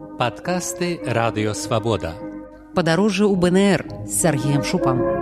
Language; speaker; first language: Belarusian; native; Belarusian